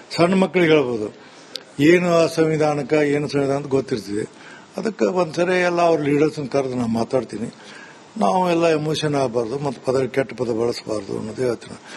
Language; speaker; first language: Kannada; native; Kannada